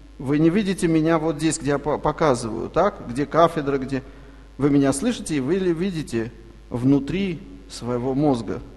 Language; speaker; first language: Russian; non-native, local second language; Armenian